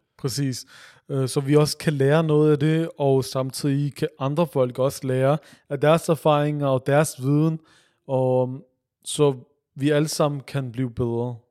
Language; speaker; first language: Danish; early bilingual, other home language; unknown